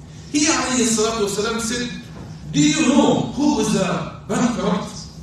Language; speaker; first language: English; non-native, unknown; Arabic